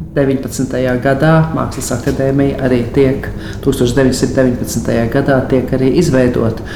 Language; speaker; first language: Latvian; native; Latvian